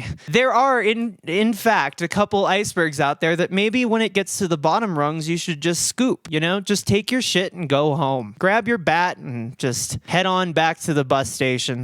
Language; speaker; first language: English; native; English